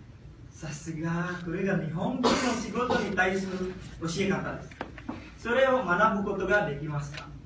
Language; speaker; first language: Japanese; non-native, learner; Indonesian